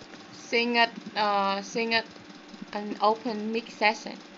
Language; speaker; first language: English; non-native, learner; Vietnamese